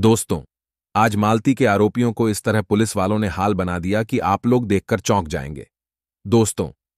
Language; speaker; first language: Hindi; native; Hindi